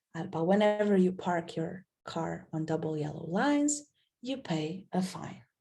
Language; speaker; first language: English; non-native, fluent; Slovenian